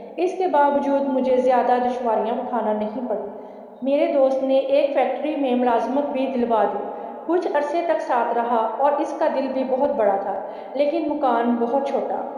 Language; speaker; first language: Urdu; native; Urdu